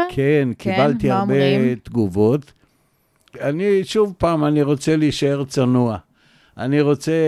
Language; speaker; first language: Hebrew; native; Hebrew